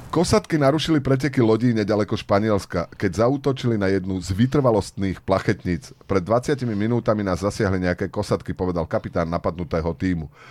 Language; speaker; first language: Slovak; native; Slovak